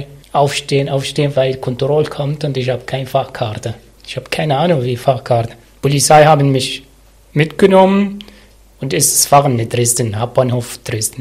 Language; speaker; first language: German; non-native, learner; Arabic